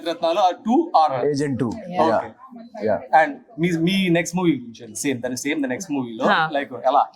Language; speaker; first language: Telugu; native; Telugu